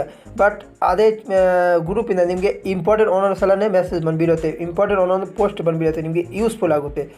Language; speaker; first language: Kannada; non-native, local second language; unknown